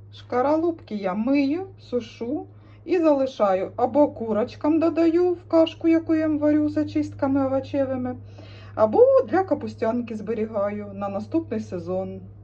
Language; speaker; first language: Ukrainian; native; Ukrainian